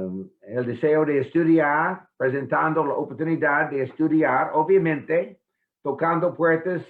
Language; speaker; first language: Spanish; non-native, fluent; English